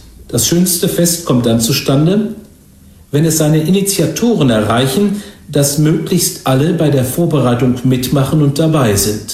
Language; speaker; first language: German; native; German